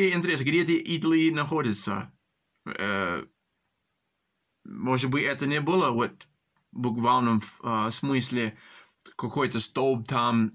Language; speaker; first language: Russian; early bilingual, heritage; English